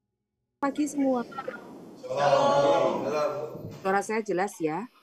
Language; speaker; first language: Indonesian; native; Indonesian